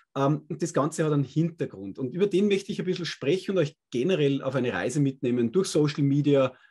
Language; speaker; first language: German; native; German